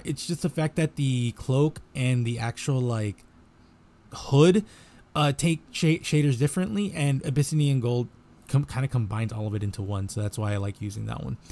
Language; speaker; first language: English; native; English